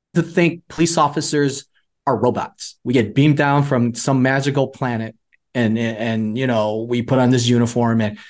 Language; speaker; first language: English; native; English